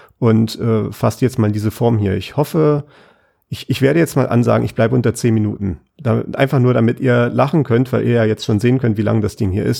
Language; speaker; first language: German; native; German